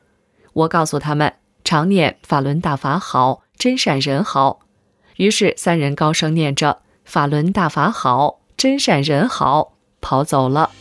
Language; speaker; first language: Chinese; native; Chinese